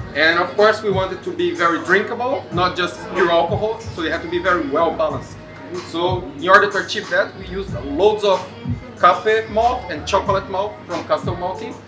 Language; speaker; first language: English; non-native, fluent; Portuguese